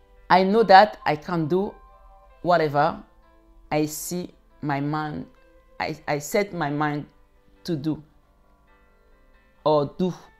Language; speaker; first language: English; non-native, learner; French